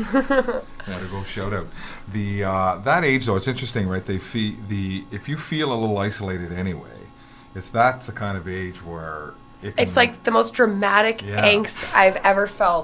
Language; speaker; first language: English; native; English